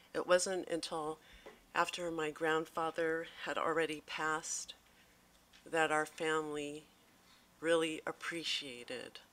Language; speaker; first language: English; native; English